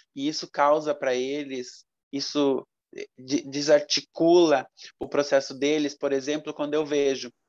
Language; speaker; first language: Portuguese; native; Portuguese